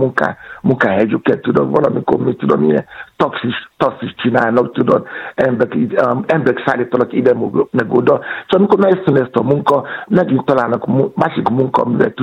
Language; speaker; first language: Hungarian; non-native, fluent; Yoruba